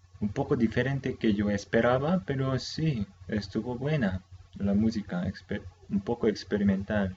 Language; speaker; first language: Spanish; non-native, fluent; Korean